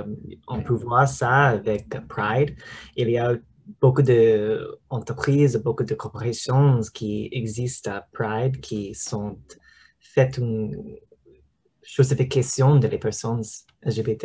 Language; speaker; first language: French; non-native, learner; English